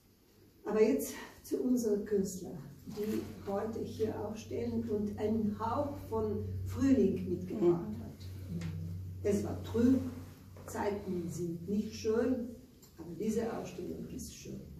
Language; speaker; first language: German; non-native, learner; Slovenian